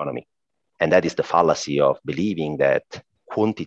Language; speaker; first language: English; non-native, fluent; Italian